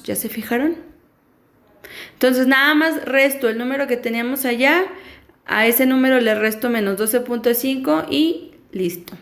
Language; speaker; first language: Spanish; native; Spanish